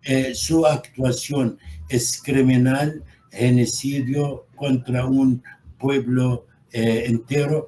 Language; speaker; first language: Spanish; non-native, fluent; Arabic